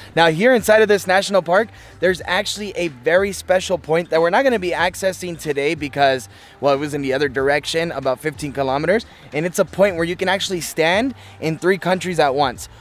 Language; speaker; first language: English; native; English